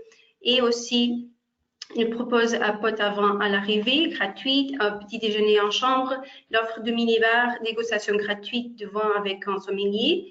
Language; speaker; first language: French; non-native, fluent; Portuguese